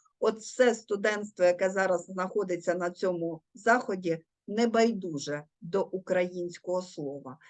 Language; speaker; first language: Ukrainian; native; Ukrainian